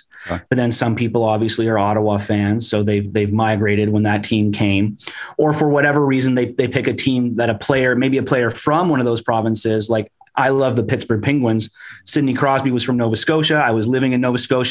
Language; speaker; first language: English; native; English